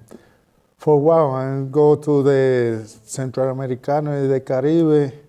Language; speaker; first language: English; non-native, learner; Spanish